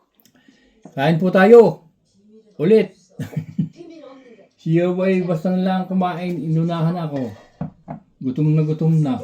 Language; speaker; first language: Filipino; native; Filipino